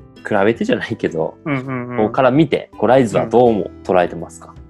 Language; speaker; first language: Japanese; native; Japanese